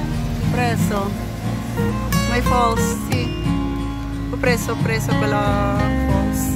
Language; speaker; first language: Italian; non-native, learner; Filipino